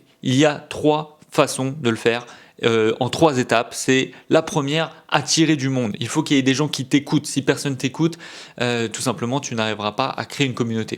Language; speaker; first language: French; native; French